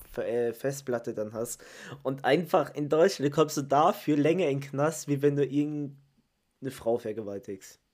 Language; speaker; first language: German; early bilingual, other home language; Italian